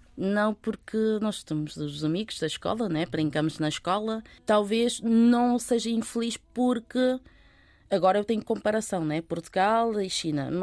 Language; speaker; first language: Portuguese; early bilingual, other home language; Chinese